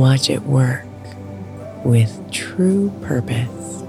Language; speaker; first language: English; native; English